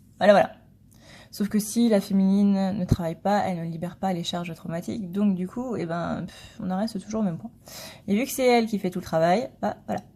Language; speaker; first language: French; native; French